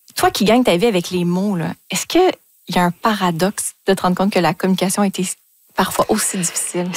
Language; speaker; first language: French; native; French